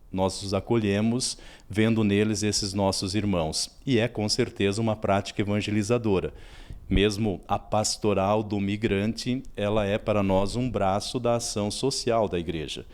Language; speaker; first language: Portuguese; native; Portuguese